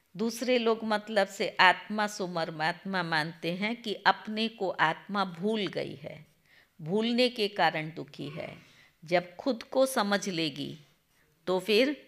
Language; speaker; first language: Hindi; non-native, local second language; Gujarati